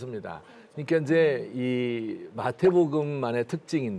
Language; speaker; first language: Korean; native; Korean